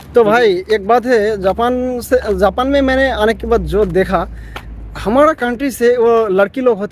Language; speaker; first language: Hindi; non-native, fluent; Bangla